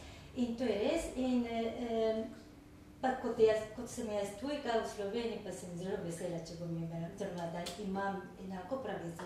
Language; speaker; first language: Slovenian; non-native, learner; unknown